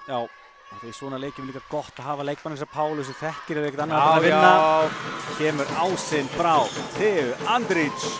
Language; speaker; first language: Icelandic; native; Icelandic